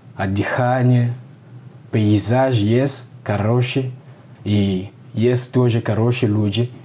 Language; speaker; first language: Russian; non-native, learner; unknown